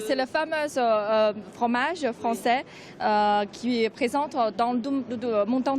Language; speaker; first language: French; non-native, fluent; Chinese